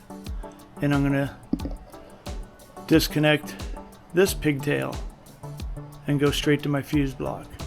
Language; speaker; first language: English; native; English